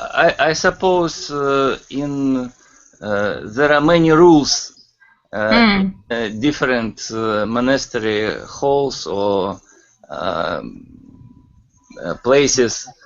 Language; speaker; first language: English; non-native, learner; Russian